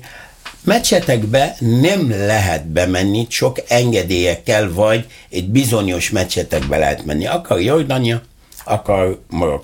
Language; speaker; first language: Hungarian; non-native, fluent; Arabic